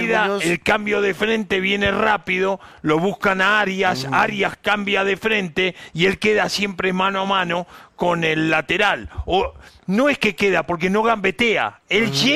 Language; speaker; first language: Spanish; native; Spanish